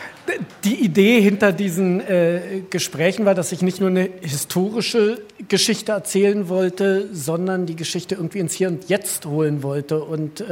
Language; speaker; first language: German; native; German